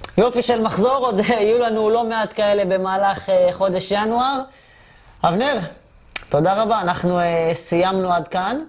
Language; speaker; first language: Hebrew; native; Hebrew